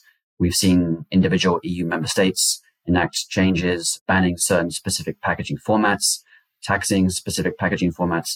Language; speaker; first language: English; native; English